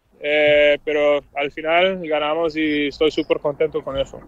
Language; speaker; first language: Spanish; non-native, fluent; Danish